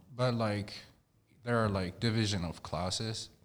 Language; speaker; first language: English; non-native, fluent; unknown